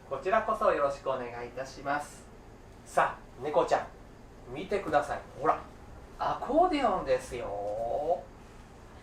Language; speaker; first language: Japanese; native; Japanese